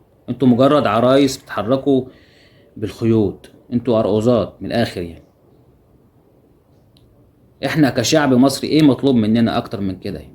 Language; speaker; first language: Arabic; native; Arabic